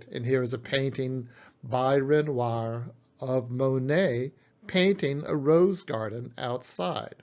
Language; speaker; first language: English; native; English